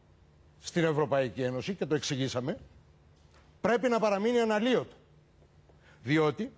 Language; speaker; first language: Greek; native; Greek